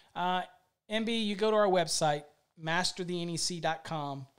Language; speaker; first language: English; native; English